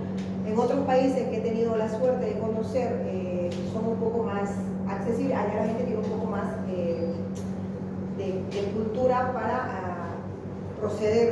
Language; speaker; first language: Spanish; native; Spanish